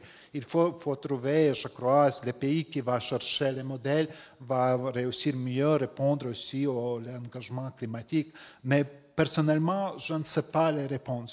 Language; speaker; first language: French; non-native, fluent; Latvian